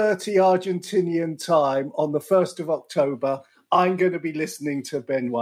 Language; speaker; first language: English; native; English